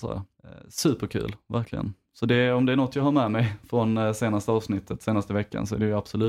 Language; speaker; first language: Swedish; native; Swedish